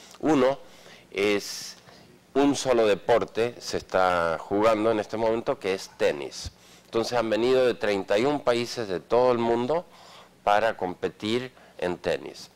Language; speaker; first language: Spanish; non-native, fluent; Swedish